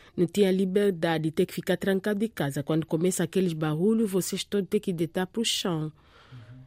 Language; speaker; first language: Portuguese; non-native, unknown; Lingala